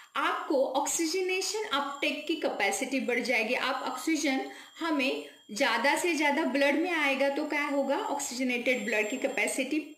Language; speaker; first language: Hindi; non-native, local second language; Marathi